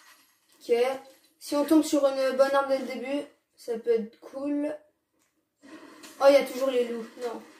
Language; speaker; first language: French; native; French